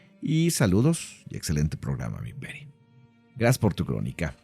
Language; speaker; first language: Spanish; native; Spanish